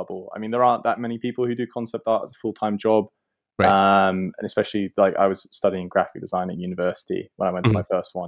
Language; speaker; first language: English; native; English